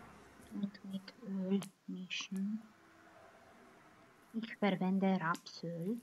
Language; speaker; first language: German; non-native, fluent; Romanian